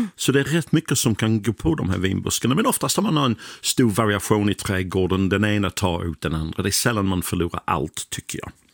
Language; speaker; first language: Swedish; non-native, fluent; English